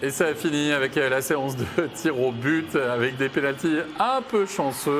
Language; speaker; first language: French; native; French